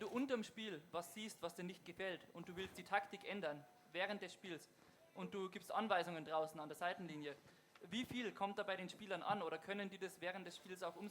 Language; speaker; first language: German; native; German